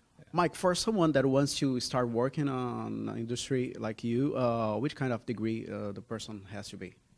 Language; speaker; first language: English; non-native, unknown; Portuguese